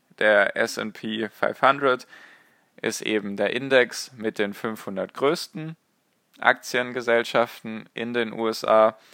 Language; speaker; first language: German; native; German